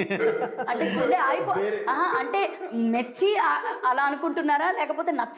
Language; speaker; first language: Telugu; native; Telugu